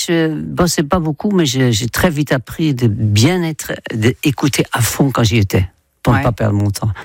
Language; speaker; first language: French; non-native, fluent; Dutch